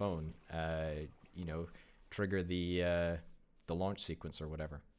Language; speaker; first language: English; native; English